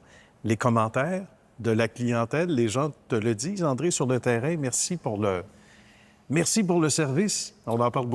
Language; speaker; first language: French; native; French